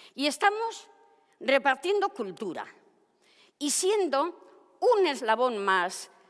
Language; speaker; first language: Basque; non-native, local second language; Spanish